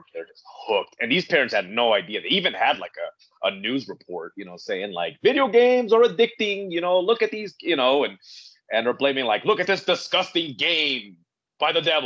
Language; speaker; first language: English; native; English